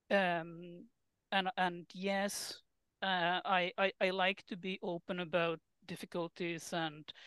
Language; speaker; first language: English; non-native, fluent; Finnish